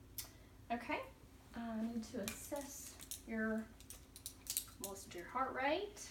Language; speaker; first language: English; native; English